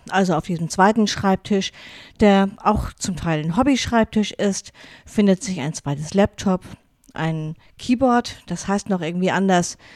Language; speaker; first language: German; non-native, local second language; Low German